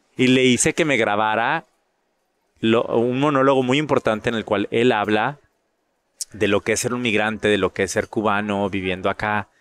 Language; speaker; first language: Spanish; native; Spanish